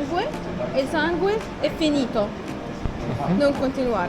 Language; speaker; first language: Italian; non-native, learner; Arabic